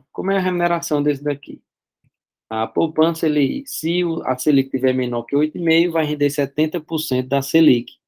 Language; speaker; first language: Portuguese; native; Portuguese